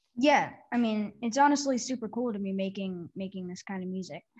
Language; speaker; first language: English; native; English